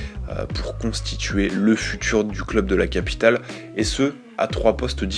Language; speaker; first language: French; native; French